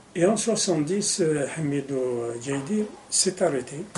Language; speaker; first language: French; non-native, local second language; Arabic